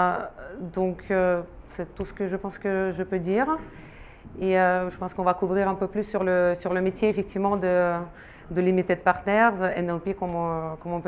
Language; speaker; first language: French; non-native, fluent; Russian